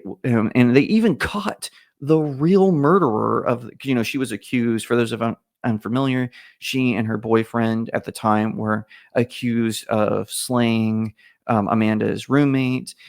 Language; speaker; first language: English; native; English